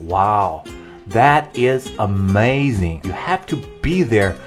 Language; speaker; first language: English; non-native, fluent; Chinese